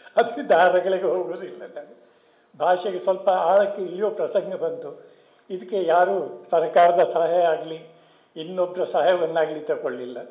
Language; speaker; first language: Kannada; non-native, local second language; Tulu